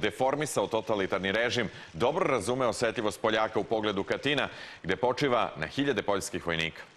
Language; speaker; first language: Serbian; native; Serbian